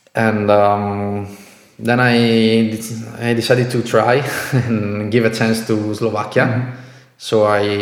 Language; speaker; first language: English; non-native, fluent; Italian